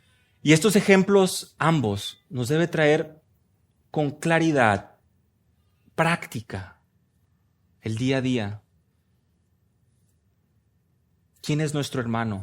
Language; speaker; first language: Spanish; native; Spanish